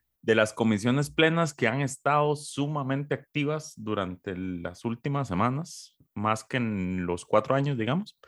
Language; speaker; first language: Spanish; native; Spanish